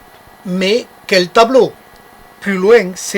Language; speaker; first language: French; native; French